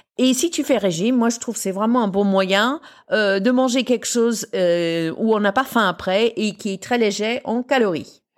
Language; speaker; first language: French; non-native, fluent; English